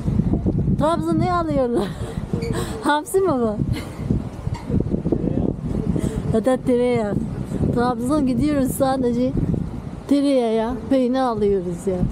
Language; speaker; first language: Turkish; non-native, learner; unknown